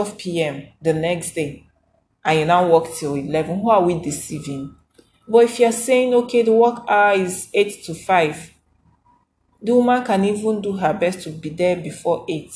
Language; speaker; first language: English; non-native, local second language; Igbo